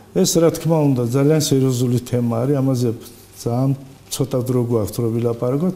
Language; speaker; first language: Georgian; non-native, local second language; Azerbaijani